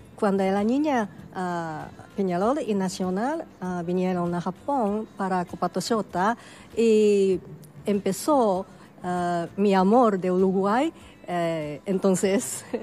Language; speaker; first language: Spanish; non-native, learner; Japanese